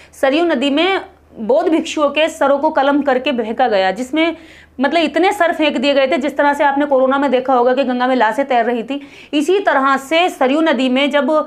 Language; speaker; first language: Hindi; native; Hindi